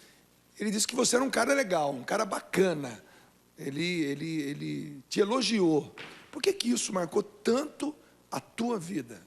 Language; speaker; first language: Portuguese; native; Portuguese